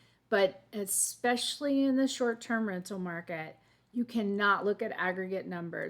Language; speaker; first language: English; native; English